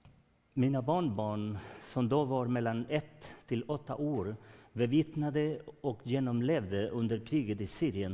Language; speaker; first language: Swedish; non-native, fluent; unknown